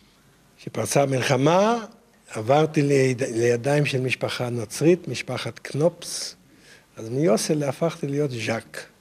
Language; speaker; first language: Hebrew; non-native, fluent; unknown